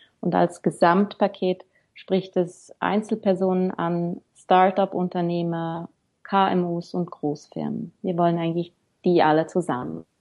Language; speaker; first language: German; native; German